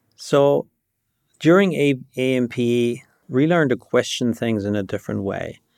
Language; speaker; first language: English; non-native, fluent; German